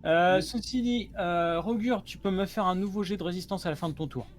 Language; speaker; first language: French; native; French